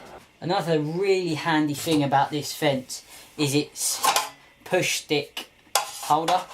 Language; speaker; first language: English; native; English